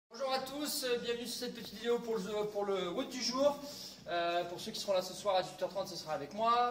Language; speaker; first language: French; native; French